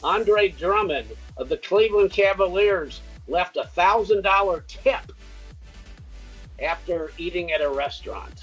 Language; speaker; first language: English; native; English